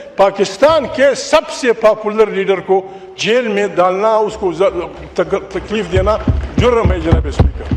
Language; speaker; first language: Urdu; non-native, local second language; Pashto